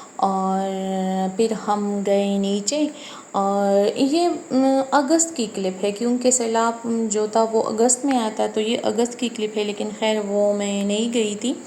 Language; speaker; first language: Urdu; non-native, local second language; Pashto